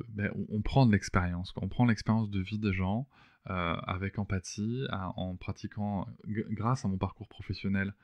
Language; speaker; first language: French; native; French